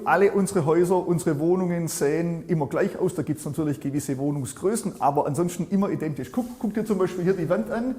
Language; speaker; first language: German; native; German